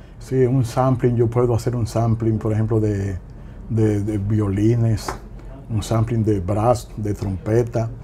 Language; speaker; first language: Spanish; native; Spanish